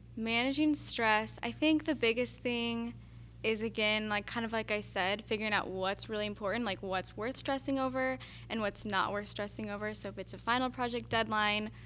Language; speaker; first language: English; native; English